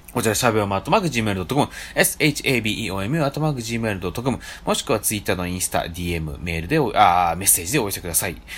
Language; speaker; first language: Japanese; native; Japanese